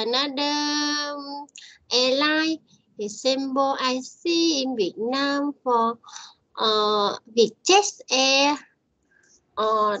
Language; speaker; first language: English; non-native, learner; Vietnamese